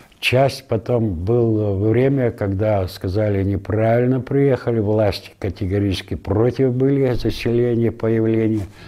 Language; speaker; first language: Russian; non-native, local second language; Ingush